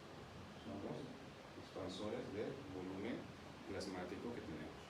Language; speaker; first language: Spanish; native; Spanish